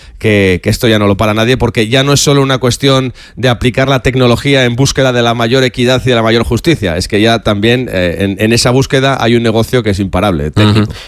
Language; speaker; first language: Spanish; native; Spanish